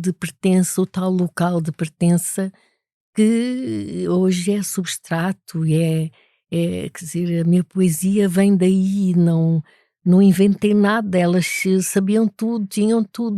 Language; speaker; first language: Portuguese; native; Portuguese